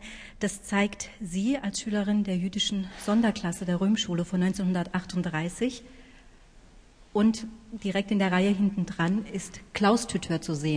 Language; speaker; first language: German; native; German